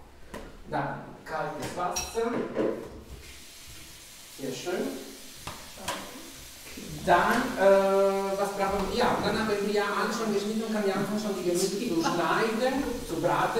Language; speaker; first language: German; non-native, fluent; Italian